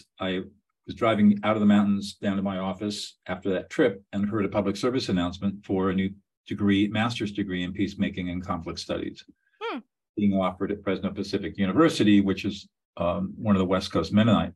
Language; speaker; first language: English; native; English